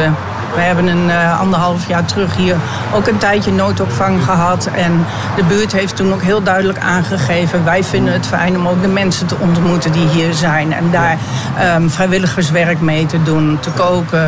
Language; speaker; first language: Dutch; native; Dutch